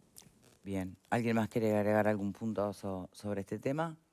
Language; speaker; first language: Spanish; native; Spanish